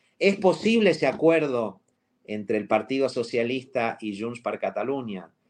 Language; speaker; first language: Spanish; native; Spanish